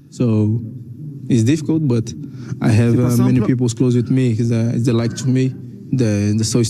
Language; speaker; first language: English; non-native, learner; Portuguese